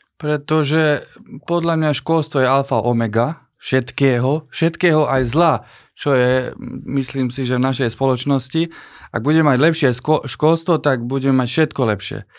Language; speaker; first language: Slovak; non-native, local second language; Hungarian